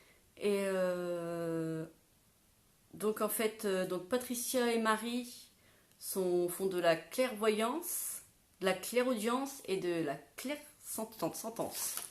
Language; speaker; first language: French; native; French